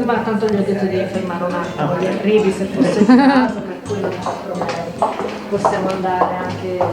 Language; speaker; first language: Italian; native; Italian